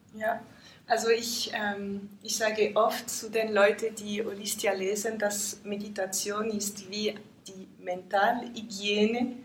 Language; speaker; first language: German; non-native, fluent; French